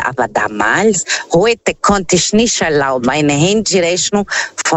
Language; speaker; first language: German; non-native, fluent; Portuguese